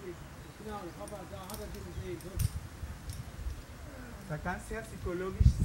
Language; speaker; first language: German; non-native, learner; Spanish